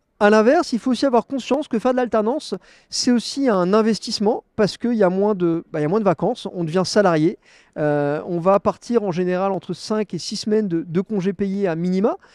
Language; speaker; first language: French; native; French